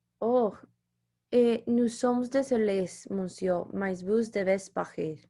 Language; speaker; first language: French; non-native, learner; Spanish